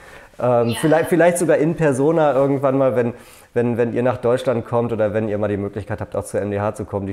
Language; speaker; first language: German; native; German